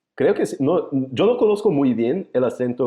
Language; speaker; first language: Spanish; non-native, fluent; Portuguese